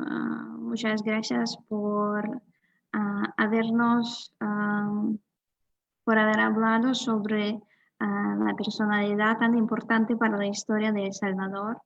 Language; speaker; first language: Spanish; non-native, fluent; Russian